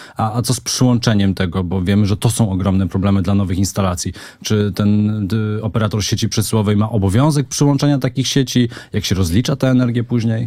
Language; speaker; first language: Polish; native; Polish